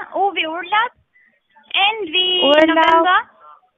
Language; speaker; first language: German; non-native, learner; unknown